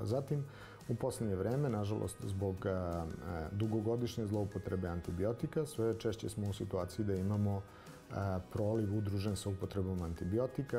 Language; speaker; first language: Serbian; native; Serbian